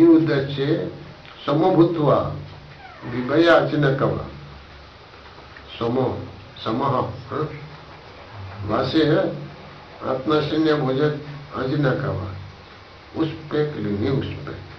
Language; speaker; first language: Russian; non-native, learner; Bangla